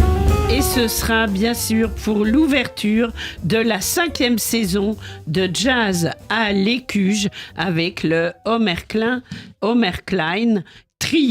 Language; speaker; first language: French; native; French